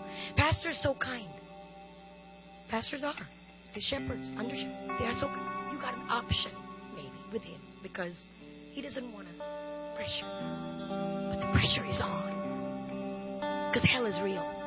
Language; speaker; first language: English; non-native, local second language; Tamil